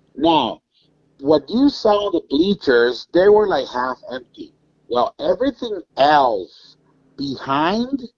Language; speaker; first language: English; non-native, fluent; Spanish